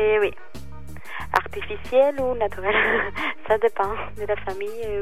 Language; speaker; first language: French; non-native, fluent; Spanish